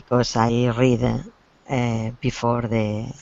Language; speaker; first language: English; non-native, learner; Spanish